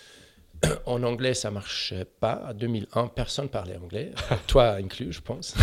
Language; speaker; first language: French; non-native, fluent; German